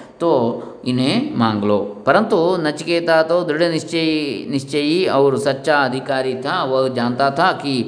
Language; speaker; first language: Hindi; non-native, local second language; Kannada